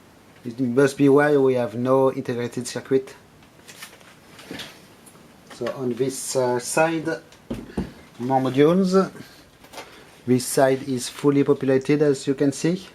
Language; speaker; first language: English; non-native, fluent; French